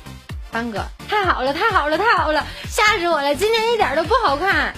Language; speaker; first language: Chinese; native; Chinese